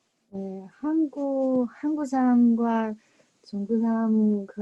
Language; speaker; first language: Korean; non-native, fluent; Chinese